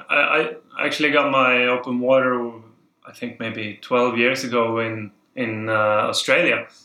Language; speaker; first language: English; non-native, fluent; Norwegian